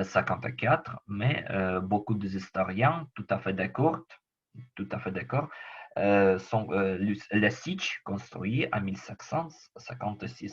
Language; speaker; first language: French; non-native, learner; Ukrainian